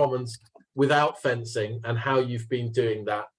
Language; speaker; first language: English; native; English